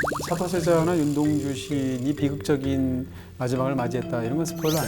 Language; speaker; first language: Korean; native; Korean